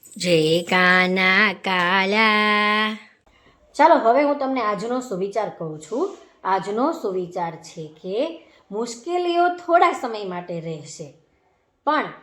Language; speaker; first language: Gujarati; native; Gujarati